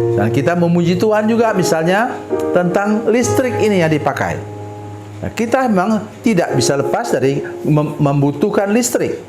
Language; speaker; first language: Indonesian; non-native, local second language; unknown